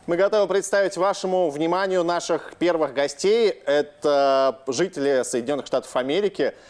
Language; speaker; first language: Russian; native; Russian